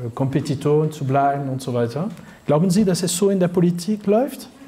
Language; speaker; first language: German; non-native, fluent; French